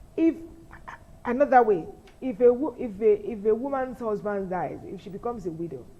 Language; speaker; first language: English; non-native, local second language; Yoruba